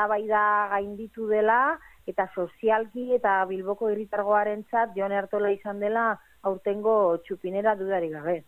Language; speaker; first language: Basque; native; Basque